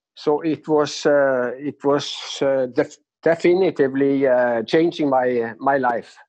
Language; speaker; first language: English; non-native, fluent; Norwegian